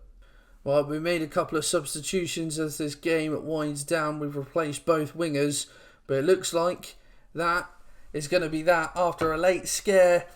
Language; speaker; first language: English; native; English